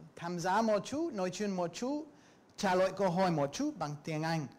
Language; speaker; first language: Vietnamese; non-native, learner; English